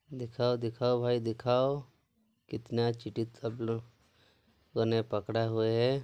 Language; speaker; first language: Hindi; non-native, local second language; Odia